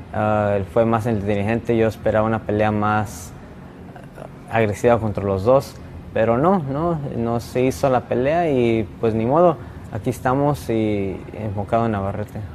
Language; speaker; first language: Spanish; early bilingual, heritage; Spanish